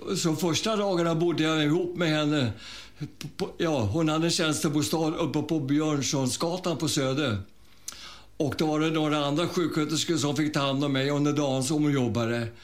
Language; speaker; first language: Swedish; early bilingual, other home language; German